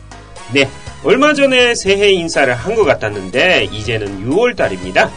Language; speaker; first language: Korean; non-native, fluent; Japanese